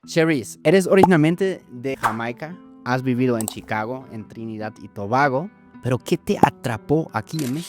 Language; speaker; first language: Spanish; non-native, fluent; German